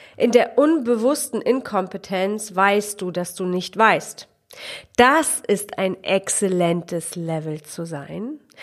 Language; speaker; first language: German; early bilingual, other home language; Polish